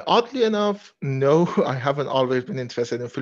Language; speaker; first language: English; non-native, fluent; Persian